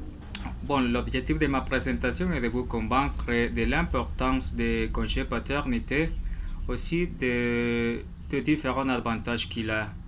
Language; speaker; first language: French; non-native, learner; Spanish